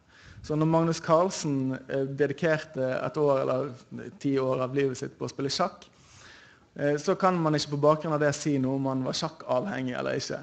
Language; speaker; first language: Norwegian; native; Norwegian